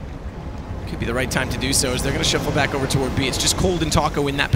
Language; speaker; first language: English; native; English